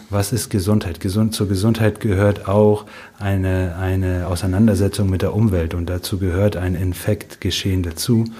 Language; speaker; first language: German; early bilingual, other home language; Russian